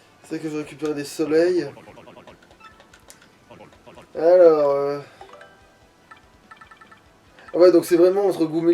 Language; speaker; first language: French; native; French